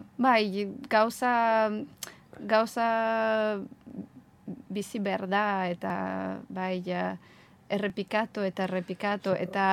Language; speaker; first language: Basque; non-native, learner; Ukrainian